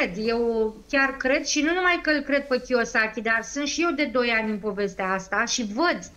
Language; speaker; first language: Romanian; native; Romanian